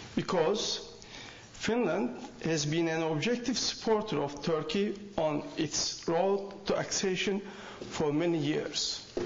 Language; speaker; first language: English; non-native, fluent; Turkish